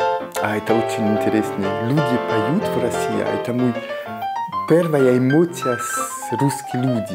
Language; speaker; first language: Russian; non-native, fluent; French